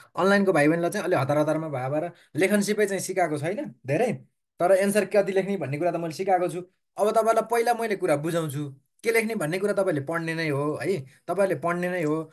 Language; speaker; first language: Nepali; native; Nepali